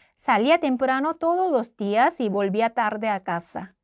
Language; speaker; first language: Spanish; non-native, fluent; Korean